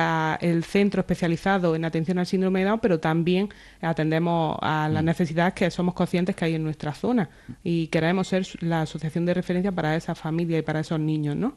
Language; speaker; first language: Spanish; native; Spanish